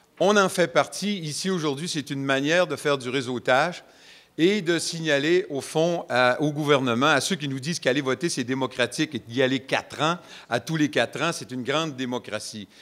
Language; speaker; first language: French; native; French